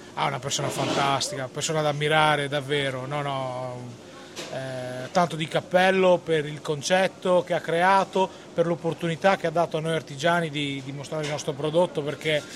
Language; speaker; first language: Italian; native; Italian